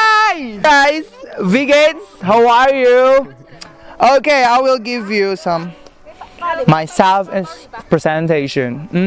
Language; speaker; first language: English; non-native, learner; Indonesian